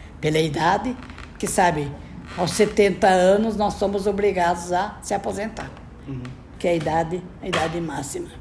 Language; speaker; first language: Portuguese; native; Portuguese